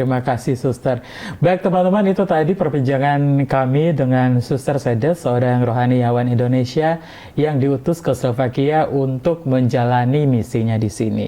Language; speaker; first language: Indonesian; non-native, fluent; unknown